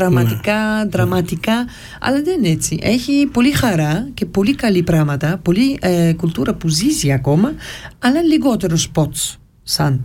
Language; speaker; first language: Greek; early bilingual, heritage; Greek